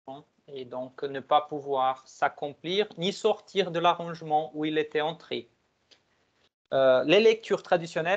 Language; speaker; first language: French; non-native, fluent; Portuguese